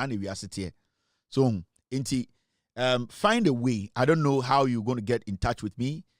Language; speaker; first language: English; non-native, local second language; Akan